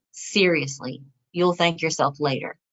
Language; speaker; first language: English; native; English